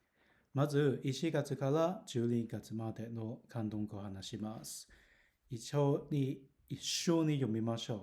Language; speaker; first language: Japanese; non-native, learner; Cantonese